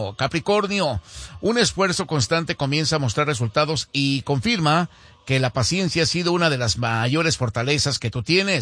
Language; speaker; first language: Spanish; native; Spanish